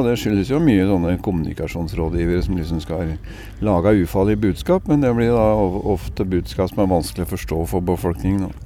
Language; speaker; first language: Norwegian; native; Norwegian